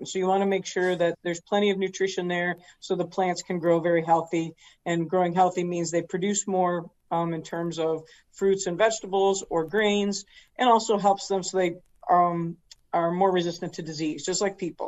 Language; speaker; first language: English; native; English